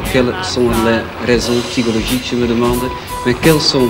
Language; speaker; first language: French; non-native, fluent; Dutch